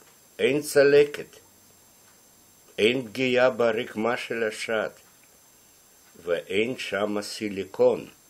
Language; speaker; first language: Hebrew; non-native, fluent; Russian